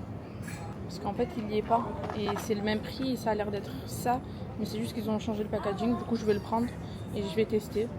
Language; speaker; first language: French; native; French